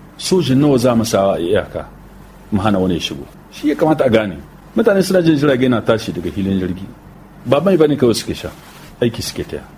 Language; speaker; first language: Hausa; native; Hausa